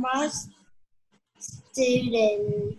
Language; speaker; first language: English; non-native, learner; Vietnamese